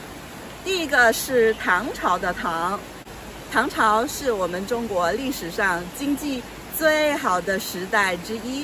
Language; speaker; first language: Chinese; non-native, local second language; Yao